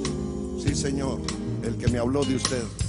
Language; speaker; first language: Spanish; native; Spanish